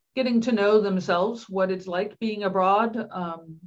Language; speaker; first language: English; non-native, fluent; Danish